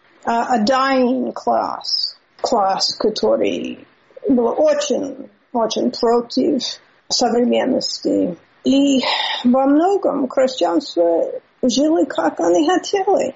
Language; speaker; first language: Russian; non-native, fluent; English